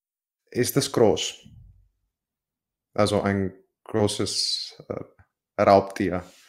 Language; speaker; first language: German; non-native, fluent; Italian